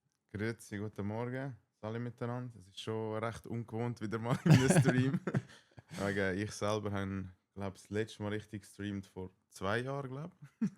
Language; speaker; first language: German; native; German